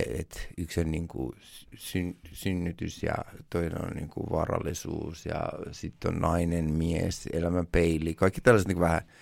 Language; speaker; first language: Finnish; early bilingual, other home language; Persian